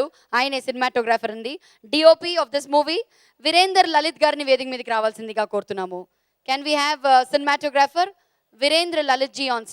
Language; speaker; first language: Telugu; native; Telugu